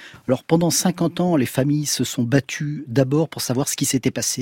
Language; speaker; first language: French; native; French